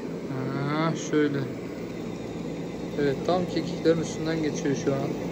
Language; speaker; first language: Turkish; native; Turkish